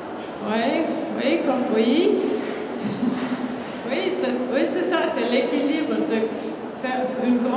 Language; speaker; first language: French; non-native, fluent; German